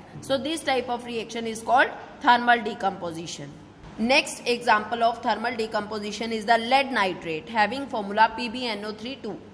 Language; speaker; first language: English; non-native, local second language; Hindi